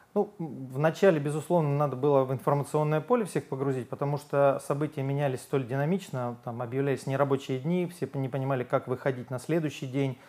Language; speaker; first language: Russian; native; Russian